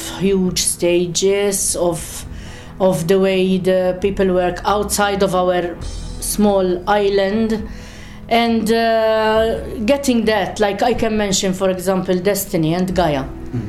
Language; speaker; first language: English; non-native, fluent; Maltese